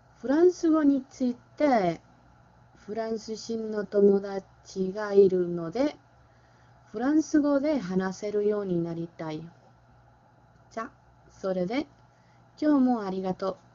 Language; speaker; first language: Japanese; non-native, learner; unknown